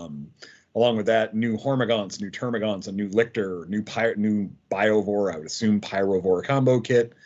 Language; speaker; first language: English; native; English